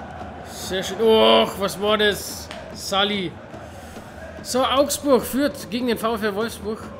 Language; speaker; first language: German; native; German